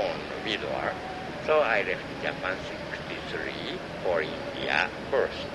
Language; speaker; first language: English; non-native, learner; Japanese